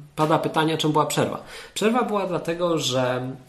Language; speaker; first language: Polish; native; Polish